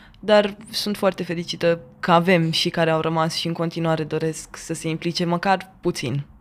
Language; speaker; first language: Romanian; native; Romanian